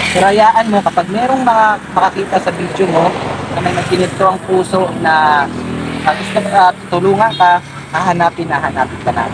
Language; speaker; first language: Filipino; non-native, local second language; Waray